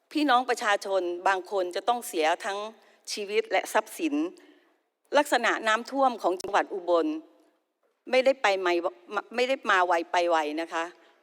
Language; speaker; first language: Thai; native; Thai